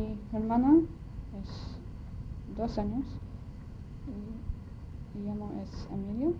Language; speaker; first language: Spanish; non-native, learner; English